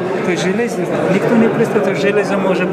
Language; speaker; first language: Czech; non-native, learner; Armenian